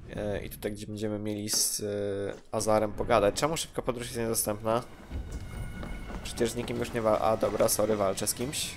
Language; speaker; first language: Polish; native; Polish